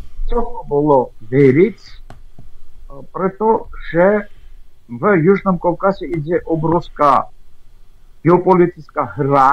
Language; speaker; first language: Slovak; non-native, fluent; Armenian